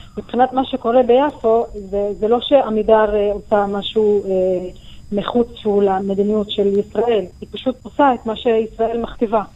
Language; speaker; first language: Hebrew; non-native, local second language; Arabic